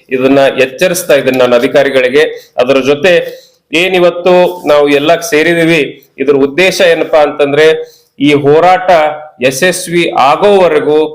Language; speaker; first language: Kannada; native; Kannada